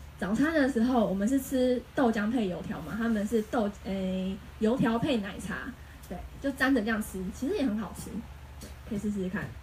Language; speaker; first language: Chinese; native; Chinese